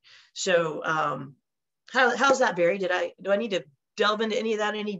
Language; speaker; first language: English; native; English